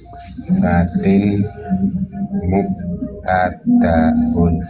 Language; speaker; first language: Arabic; non-native, learner; Indonesian